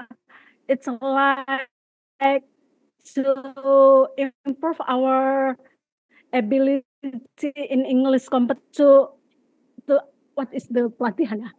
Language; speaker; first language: English; non-native, learner; Indonesian